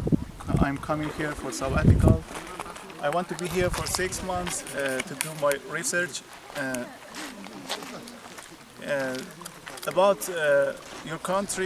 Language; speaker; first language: English; non-native, learner; Persian